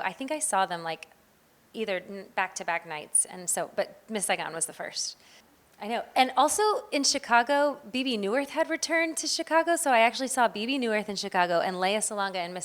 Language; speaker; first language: English; native; English